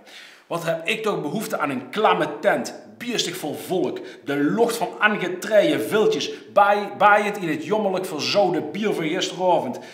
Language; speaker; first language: Dutch; native; Dutch